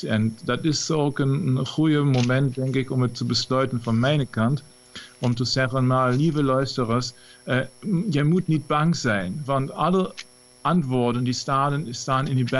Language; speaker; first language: Dutch; non-native, fluent; German